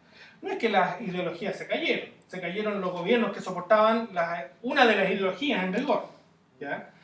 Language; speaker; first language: Spanish; native; Spanish